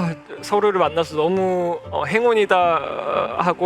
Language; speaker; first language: Korean; native; Korean